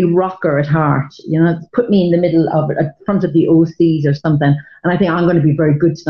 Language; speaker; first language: English; native; English